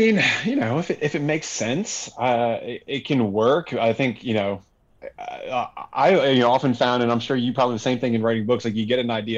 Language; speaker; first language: English; native; English